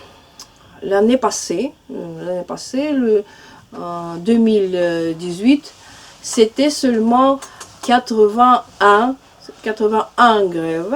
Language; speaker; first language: French; non-native, fluent; Russian